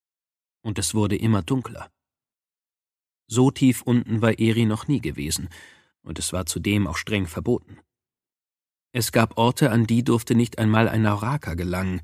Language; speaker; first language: German; native; German